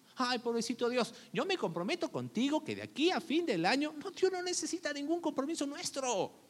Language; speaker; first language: Spanish; native; Spanish